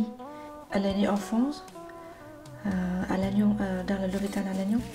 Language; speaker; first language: French; non-native, learner; Vietnamese